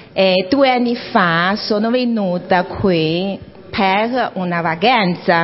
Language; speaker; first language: Italian; non-native, fluent; Chinese